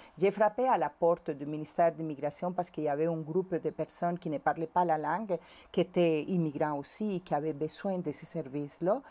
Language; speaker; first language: French; non-native, fluent; Spanish